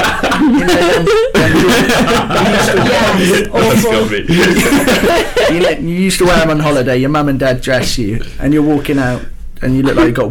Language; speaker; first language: English; native; English